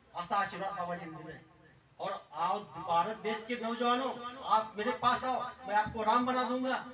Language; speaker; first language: Hindi; non-native, local second language; Marathi